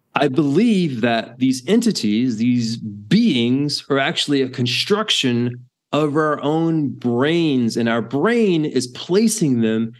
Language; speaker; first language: English; native; English